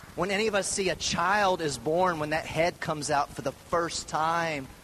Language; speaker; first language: English; native; English